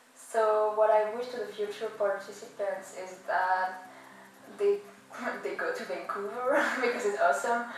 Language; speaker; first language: English; non-native, fluent; French